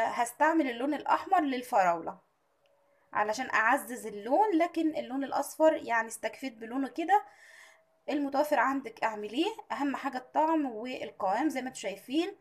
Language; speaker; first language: Arabic; native; Arabic